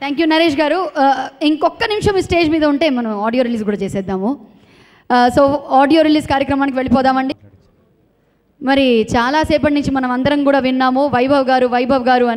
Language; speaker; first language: Telugu; native; Telugu